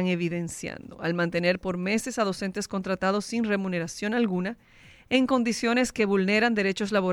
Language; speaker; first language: Spanish; native; Spanish